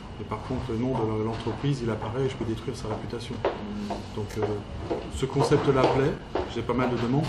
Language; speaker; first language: French; early bilingual, heritage; French